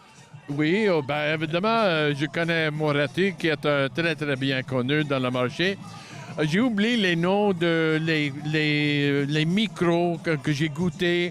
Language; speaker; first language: French; non-native, local second language; English